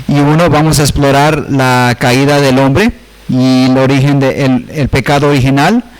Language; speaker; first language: Spanish; early bilingual, heritage; Spanish